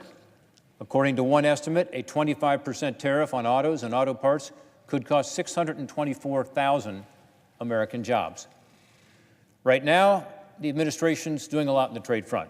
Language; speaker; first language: English; native; English